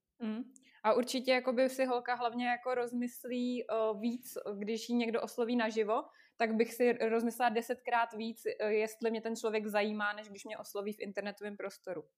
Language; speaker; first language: Czech; non-native, fluent; Russian